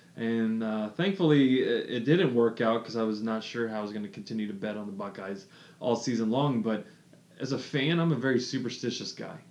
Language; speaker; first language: English; native; English